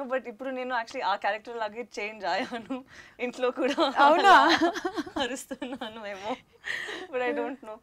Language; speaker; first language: Telugu; non-native, learner; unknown